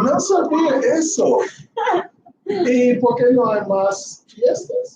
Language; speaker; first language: Spanish; non-native, learner; English